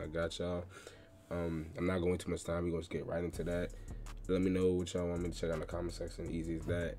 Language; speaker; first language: English; native; English